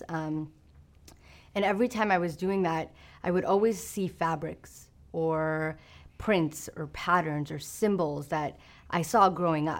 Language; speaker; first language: English; native; English